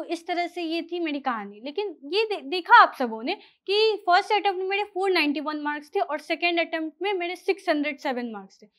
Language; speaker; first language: Hindi; native; Hindi